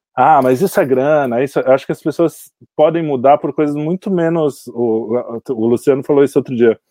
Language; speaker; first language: Portuguese; native; Portuguese